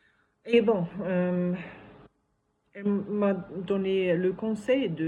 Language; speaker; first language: French; non-native, fluent; German